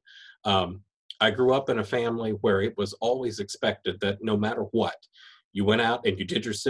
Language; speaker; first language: English; native; English